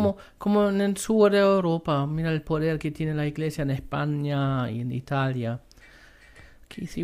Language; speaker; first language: Spanish; non-native, fluent; German